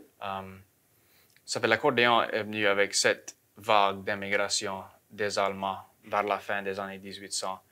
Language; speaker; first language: French; non-native, local second language; English